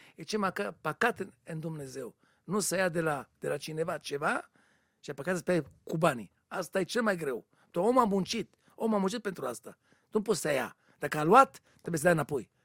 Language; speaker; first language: Romanian; non-native, learner; Hebrew